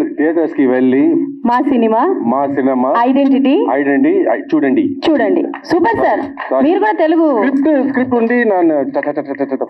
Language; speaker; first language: Telugu; non-native, learner; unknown